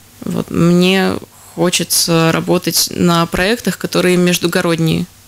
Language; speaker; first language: Russian; native; Russian